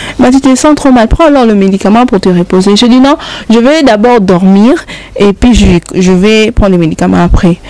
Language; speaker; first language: French; non-native, local second language; Lingala